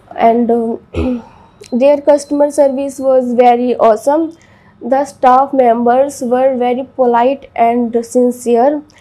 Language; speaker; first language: English; non-native, local second language; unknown